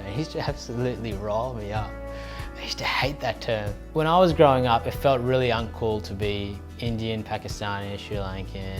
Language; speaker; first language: English; early bilingual, other home language; Urdu